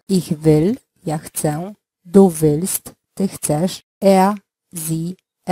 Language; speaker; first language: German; non-native, fluent; Polish